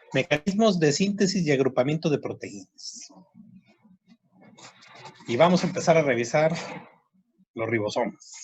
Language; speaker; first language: Spanish; native; Spanish